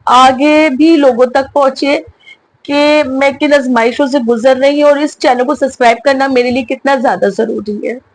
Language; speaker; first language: Urdu; native; Urdu